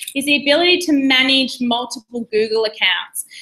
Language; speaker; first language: English; native; English